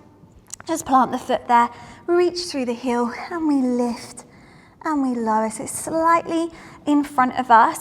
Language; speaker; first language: English; native; English